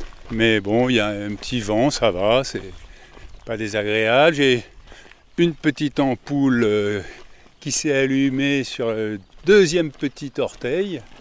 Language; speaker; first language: French; native; French